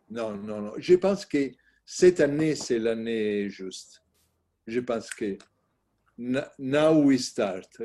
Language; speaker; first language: French; non-native, learner; Italian